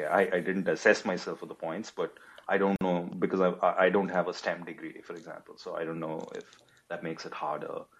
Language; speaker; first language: English; non-native, local second language; Telugu